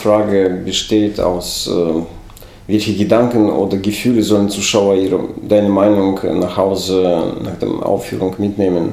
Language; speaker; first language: German; non-native, fluent; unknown